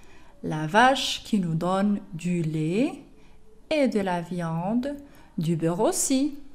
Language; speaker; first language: French; non-native, local second language; Arabic